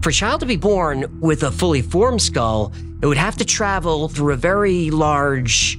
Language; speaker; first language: English; native; English